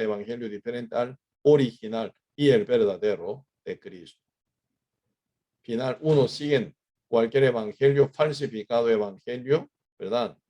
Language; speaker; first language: Spanish; non-native, fluent; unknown